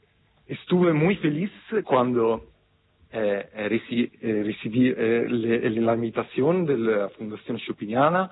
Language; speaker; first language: Spanish; non-native, fluent; Italian